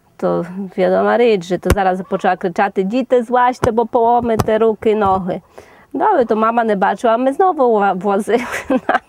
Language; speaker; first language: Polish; non-native, local second language; Ukrainian